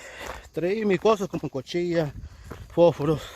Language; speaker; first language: Spanish; early bilingual, heritage; Spanish